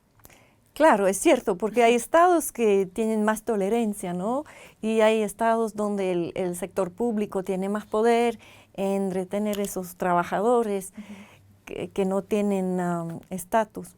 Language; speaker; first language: Spanish; non-native, fluent; French